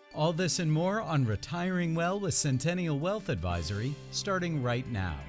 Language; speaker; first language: English; native; English